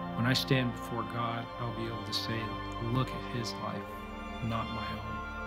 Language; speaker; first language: English; native; English